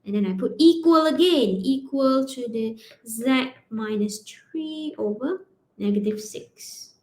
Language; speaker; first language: English; non-native, local second language; Malay